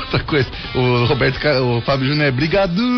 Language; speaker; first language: Portuguese; native; Portuguese